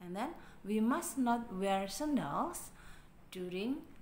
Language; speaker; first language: English; non-native, fluent; Indonesian